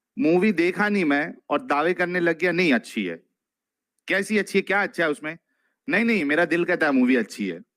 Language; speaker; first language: Hindi; native; Hindi